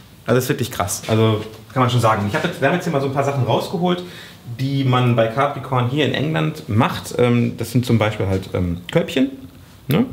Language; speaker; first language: German; native; German